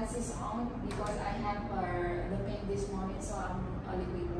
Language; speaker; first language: English; non-native, learner; Vietnamese